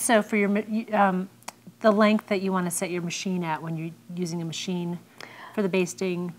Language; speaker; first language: English; native; English